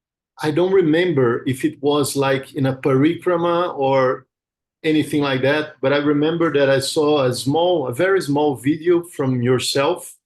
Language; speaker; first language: English; non-native, fluent; Portuguese